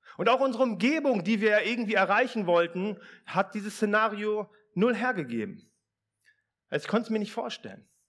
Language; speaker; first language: German; early bilingual, other home language; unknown